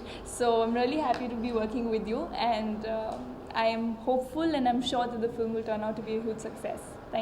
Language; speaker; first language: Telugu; non-native, learner; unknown